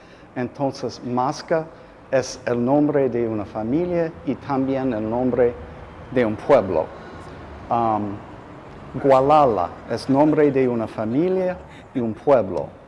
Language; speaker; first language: Spanish; non-native, fluent; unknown